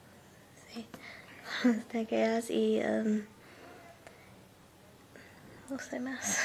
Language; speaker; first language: Spanish; non-native, learner; English